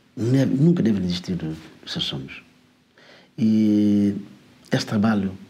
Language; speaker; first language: Portuguese; non-native, local second language; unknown